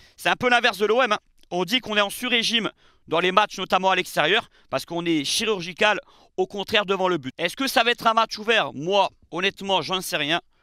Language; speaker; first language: French; native; French